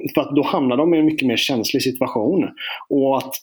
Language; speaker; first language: Swedish; native; Swedish